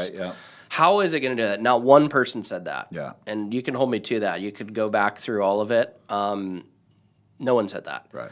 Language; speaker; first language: English; native; English